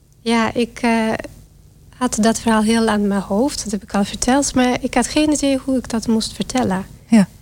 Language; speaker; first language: Dutch; non-native, fluent; Russian